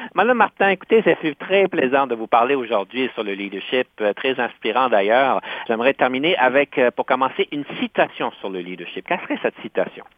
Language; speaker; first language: French; native; French